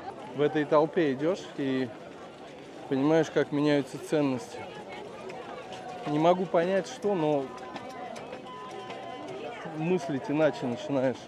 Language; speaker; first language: Russian; native; Russian